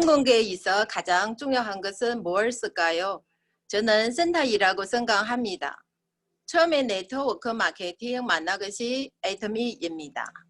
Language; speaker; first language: Korean; non-native, learner; Chinese